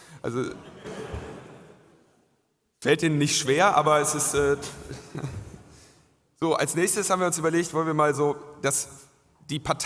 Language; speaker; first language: German; native; German